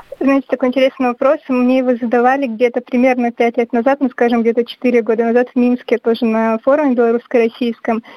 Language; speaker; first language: Russian; native; Russian